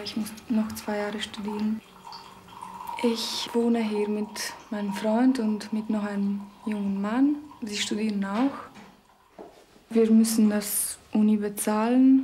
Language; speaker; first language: German; non-native, local second language; Romanian